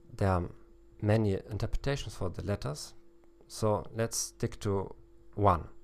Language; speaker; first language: English; non-native, fluent; German